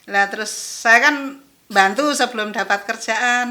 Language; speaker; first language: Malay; non-native, local second language; Javanese